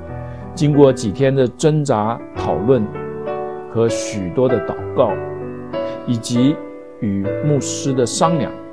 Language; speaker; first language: Chinese; native; Chinese